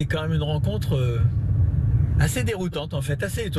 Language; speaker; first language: French; native; French